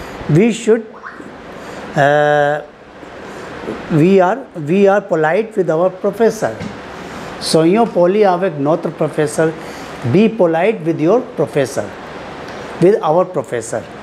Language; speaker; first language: English; non-native, local second language; Hindi